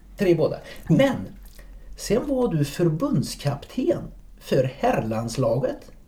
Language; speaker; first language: Swedish; native; Swedish